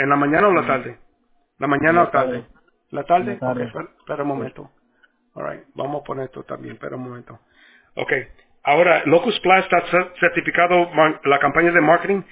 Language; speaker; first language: Spanish; early bilingual, heritage; Spanish